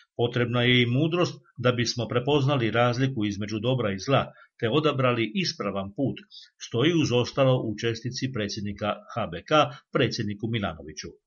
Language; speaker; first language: Croatian; native; Croatian